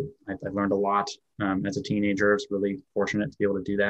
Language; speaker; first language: English; native; English